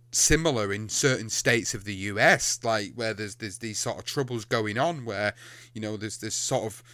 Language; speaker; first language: English; native; English